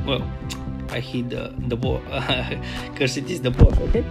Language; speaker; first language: English; non-native, learner; Spanish